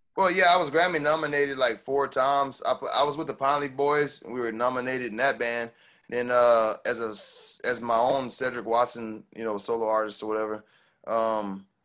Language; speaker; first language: English; native; English